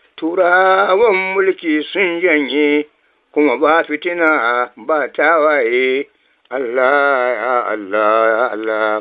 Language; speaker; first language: Hausa; native; Hausa